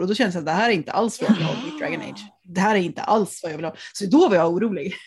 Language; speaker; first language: Swedish; native; Swedish